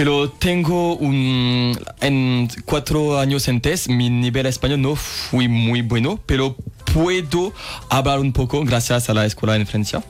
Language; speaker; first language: Spanish; non-native, learner; French